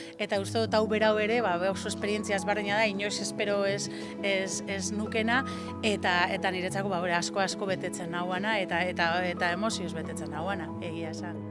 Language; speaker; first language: Basque; native; Basque